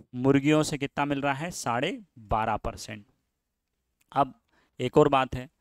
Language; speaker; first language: Hindi; native; Hindi